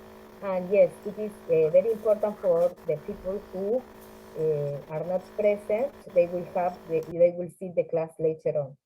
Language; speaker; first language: English; non-native, fluent; Spanish